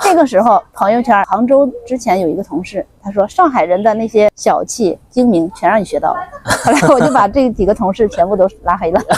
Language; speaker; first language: Chinese; non-native, local second language; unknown